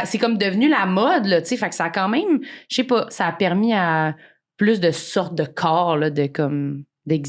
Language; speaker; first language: French; native; French